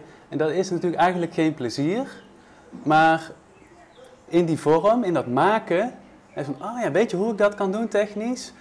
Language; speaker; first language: Dutch; native; Dutch